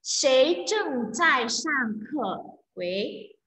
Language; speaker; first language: Chinese; non-native, fluent; Indonesian